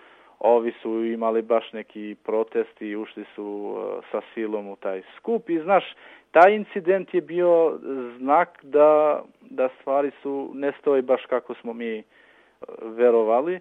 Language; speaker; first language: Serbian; non-native, local second language; Albanian